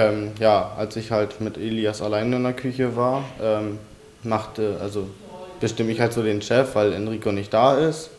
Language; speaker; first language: German; native; German